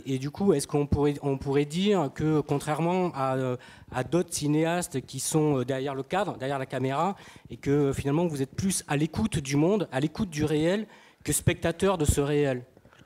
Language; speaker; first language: French; native; French